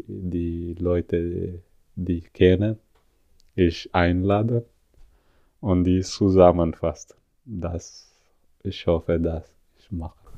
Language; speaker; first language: German; non-native, learner; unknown